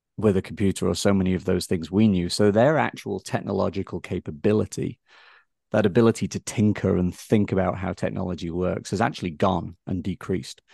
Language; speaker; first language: English; native; English